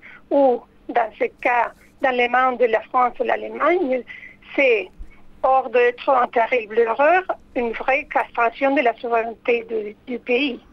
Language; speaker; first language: French; non-native, fluent; Spanish